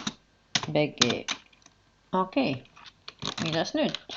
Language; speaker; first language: Finnish; non-native, learner; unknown